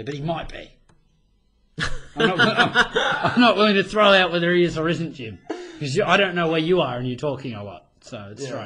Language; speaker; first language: English; native; English